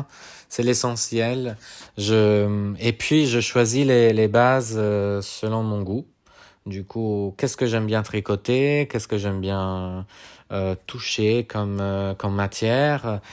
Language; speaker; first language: French; non-native, fluent; Italian